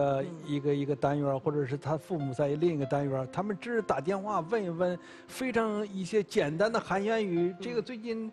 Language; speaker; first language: Chinese; native; Chinese